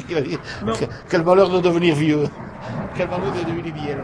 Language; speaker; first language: French; native; French